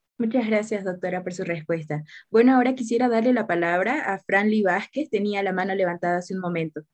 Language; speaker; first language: Spanish; native; Spanish